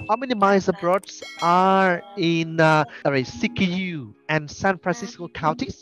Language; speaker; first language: English; non-native, fluent; Vietnamese